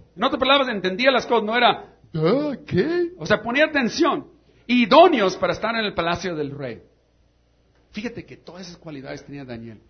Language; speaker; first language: Spanish; non-native, fluent; English